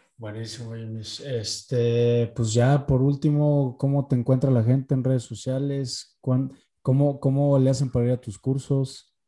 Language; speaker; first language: Spanish; native; Spanish